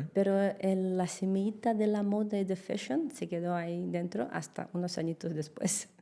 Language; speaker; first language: Spanish; early bilingual, heritage; Russian